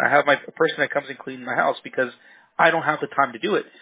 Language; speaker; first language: English; early bilingual, other home language; Spanish